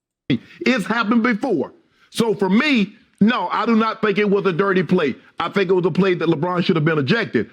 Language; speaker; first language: English; native; English